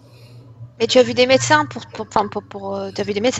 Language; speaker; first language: French; native; French